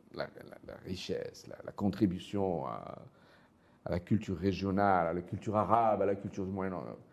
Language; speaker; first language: French; non-native, local second language; Arabic